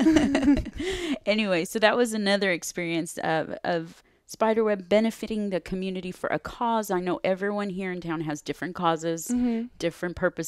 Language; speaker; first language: English; native; English